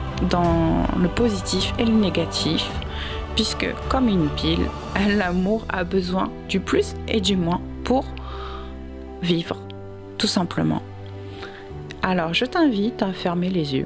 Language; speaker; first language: French; native; French